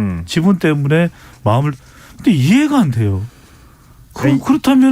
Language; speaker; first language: Korean; native; Korean